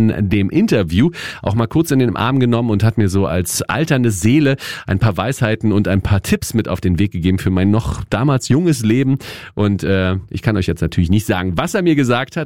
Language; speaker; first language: German; native; German